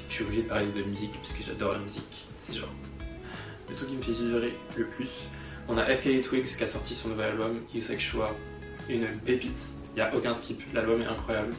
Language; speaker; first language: French; native; French